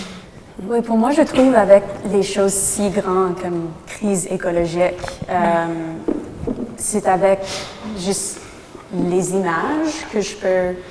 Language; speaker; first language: French; non-native, local second language; English